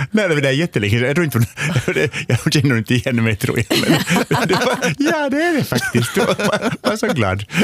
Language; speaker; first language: Swedish; native; Swedish